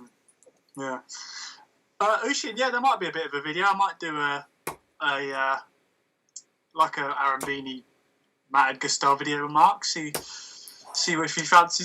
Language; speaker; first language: English; native; English